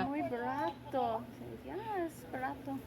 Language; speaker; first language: Spanish; non-native, learner; English